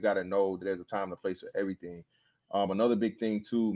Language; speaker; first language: English; native; English